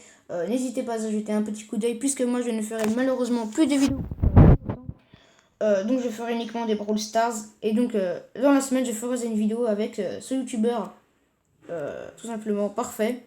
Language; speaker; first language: French; native; French